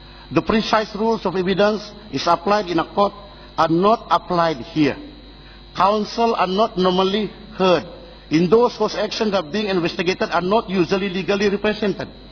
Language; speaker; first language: English; non-native, local second language; Malay